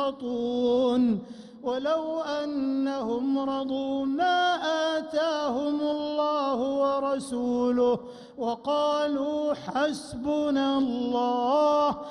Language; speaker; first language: Arabic; native; Arabic